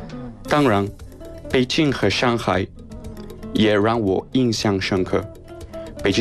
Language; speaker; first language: Chinese; non-native, fluent; Spanish